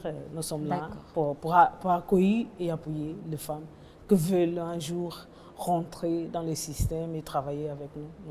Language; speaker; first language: French; non-native, learner; Portuguese